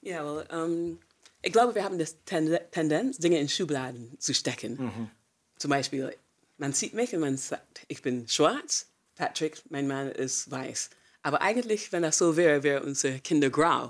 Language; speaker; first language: German; non-native, fluent; English